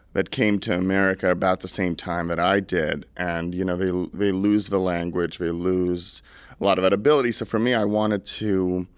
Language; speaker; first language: English; early bilingual, other home language; Russian